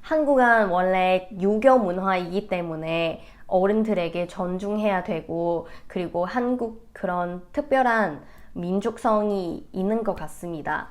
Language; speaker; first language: Korean; non-native, fluent; Cantonese